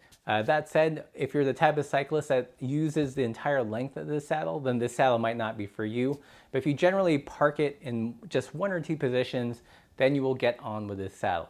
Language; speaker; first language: English; native; English